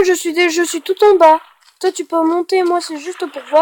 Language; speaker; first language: French; native; French